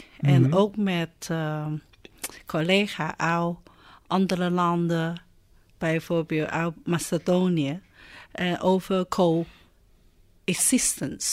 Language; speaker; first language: Dutch; non-native, learner; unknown